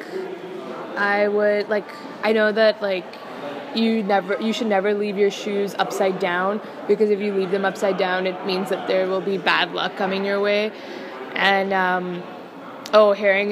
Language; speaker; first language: English; non-native, local second language; Punjabi